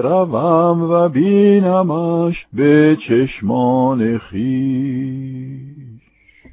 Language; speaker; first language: Persian; non-native, fluent; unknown